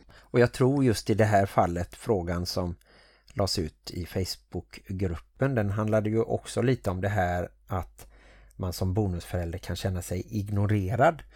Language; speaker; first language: Swedish; native; Swedish